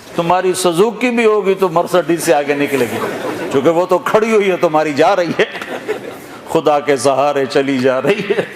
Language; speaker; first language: Urdu; non-native, local second language; Punjabi